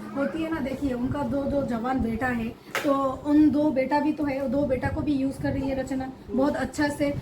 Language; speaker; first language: Hindi; non-native, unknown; Bangla